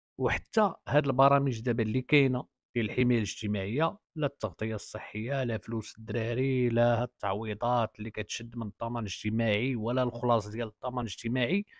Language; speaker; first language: Arabic; native; Arabic